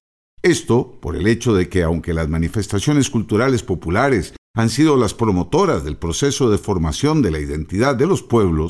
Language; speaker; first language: Spanish; native; Spanish